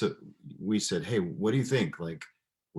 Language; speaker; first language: English; native; English